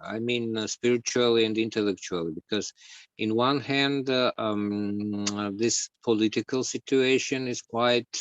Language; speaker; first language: English; non-native, learner; Georgian